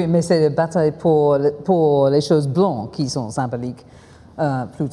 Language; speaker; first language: French; non-native, fluent; English